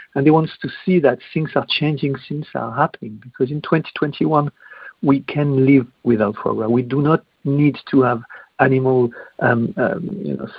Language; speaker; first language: English; non-native, fluent; French